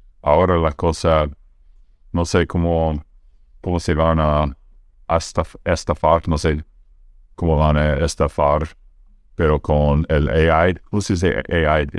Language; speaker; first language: Spanish; non-native, fluent; English